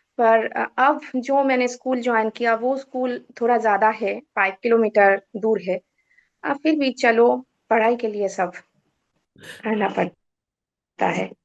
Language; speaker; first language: Hindi; non-native, local second language; Bangla